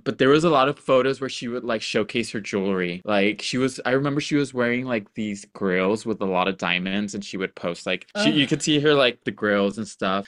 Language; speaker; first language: English; early bilingual, other home language; Spanish